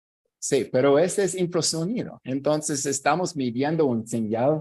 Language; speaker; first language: Spanish; non-native, fluent; English